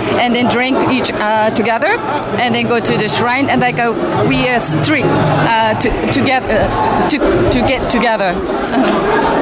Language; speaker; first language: English; non-native, learner; Japanese